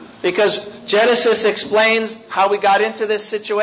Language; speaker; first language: English; native; English